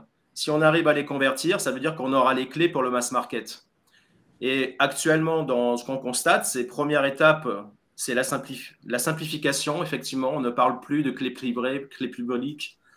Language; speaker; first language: French; native; French